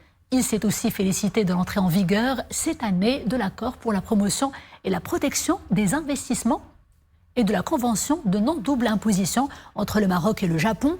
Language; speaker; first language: French; non-native, local second language; Arabic